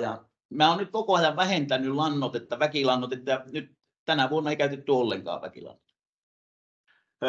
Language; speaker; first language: Finnish; native; Finnish